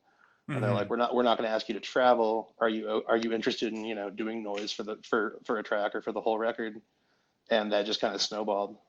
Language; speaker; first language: English; native; English